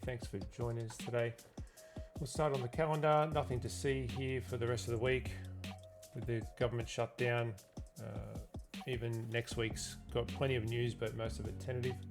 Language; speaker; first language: English; native; English